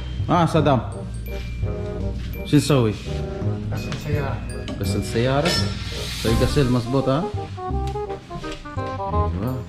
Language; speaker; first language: Arabic; non-native, learner; Filipino